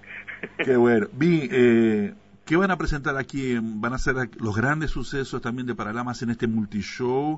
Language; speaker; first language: Spanish; native; Spanish